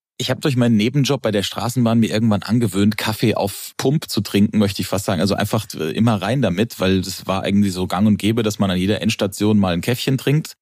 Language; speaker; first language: German; native; German